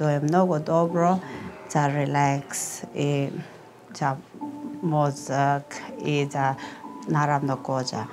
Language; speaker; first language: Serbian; non-native, learner; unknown